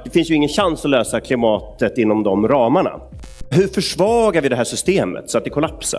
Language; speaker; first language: Swedish; native; Swedish